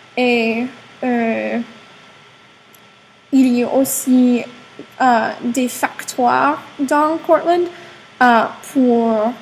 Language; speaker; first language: French; non-native, learner; English